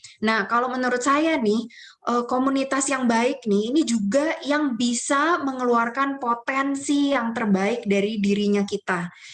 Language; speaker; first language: Indonesian; native; Indonesian